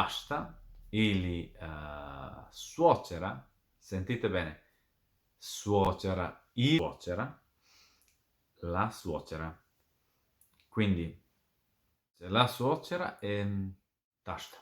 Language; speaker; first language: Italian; non-native, fluent; Serbian